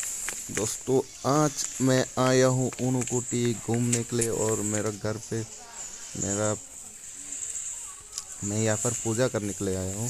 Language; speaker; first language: Hindi; non-native, local second language; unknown